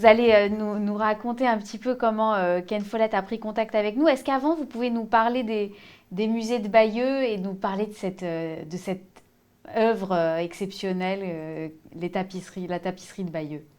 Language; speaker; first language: French; native; French